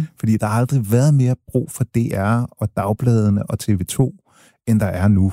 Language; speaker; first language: Danish; early bilingual, other home language; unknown